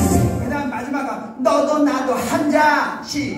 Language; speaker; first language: Korean; native; Korean